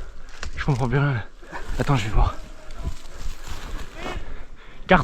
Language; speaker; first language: French; native; French